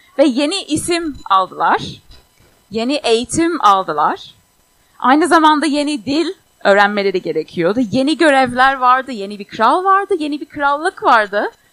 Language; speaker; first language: Turkish; non-native, fluent; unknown